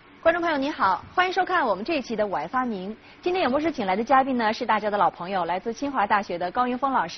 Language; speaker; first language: Chinese; native; Chinese